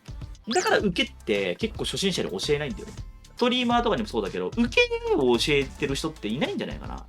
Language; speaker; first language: Japanese; native; Japanese